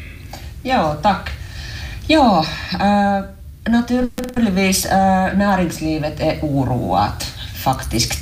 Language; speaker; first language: Swedish; non-native, local second language; Finnish